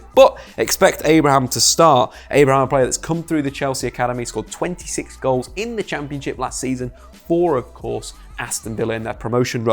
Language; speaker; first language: English; native; English